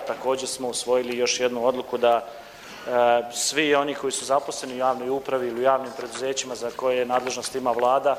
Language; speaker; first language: Croatian; native; Croatian